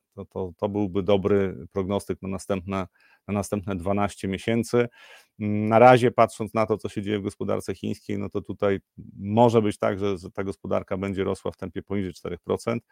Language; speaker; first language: Polish; native; Polish